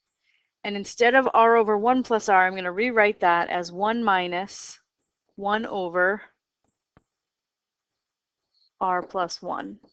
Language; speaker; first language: English; native; English